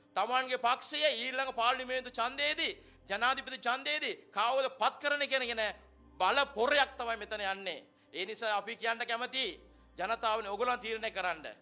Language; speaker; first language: Sinhala; native; Sinhala